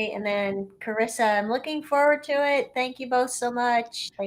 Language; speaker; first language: English; native; English